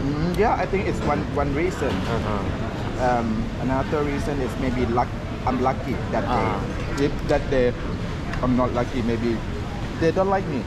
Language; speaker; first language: English; non-native, fluent; Thai